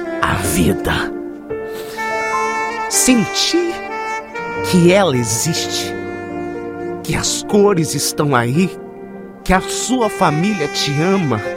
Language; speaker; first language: Portuguese; native; Portuguese